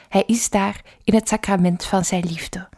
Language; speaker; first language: Dutch; native; Dutch